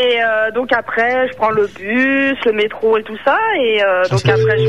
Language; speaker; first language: French; native; French